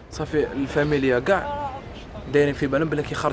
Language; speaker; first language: Arabic; native; Arabic